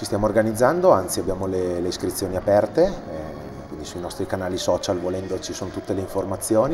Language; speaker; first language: Italian; native; Italian